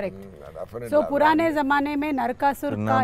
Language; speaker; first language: Telugu; native; Telugu